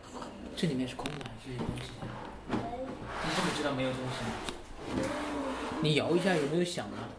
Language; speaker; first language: Chinese; native; Chinese